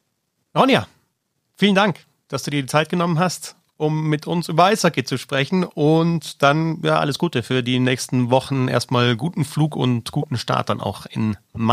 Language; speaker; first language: German; native; German